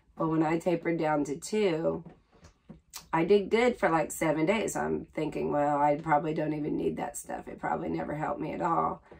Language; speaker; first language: English; native; English